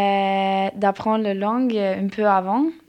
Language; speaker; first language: French; non-native, learner; Norwegian